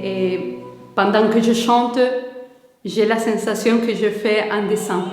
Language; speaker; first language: French; non-native, fluent; Spanish